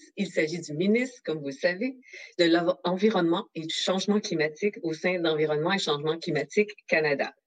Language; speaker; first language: French; native; French